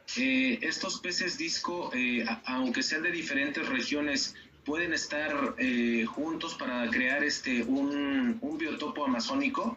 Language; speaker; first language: Spanish; native; Spanish